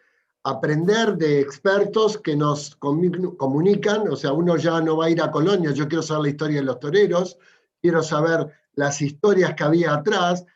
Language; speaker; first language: Spanish; native; Spanish